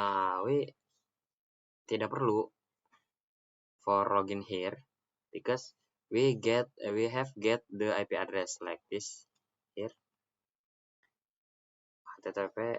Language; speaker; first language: English; non-native, learner; Indonesian